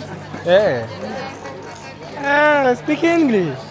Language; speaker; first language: English; non-native, learner; French